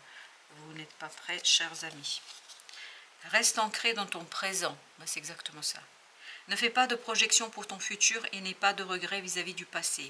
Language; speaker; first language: French; native; French